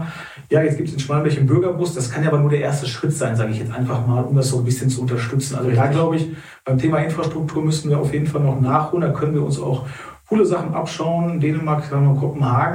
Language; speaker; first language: German; native; German